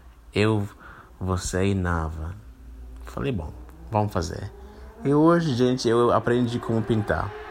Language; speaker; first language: Portuguese; non-native, fluent; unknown